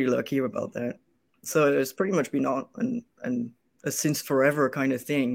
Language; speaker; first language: English; non-native, fluent; French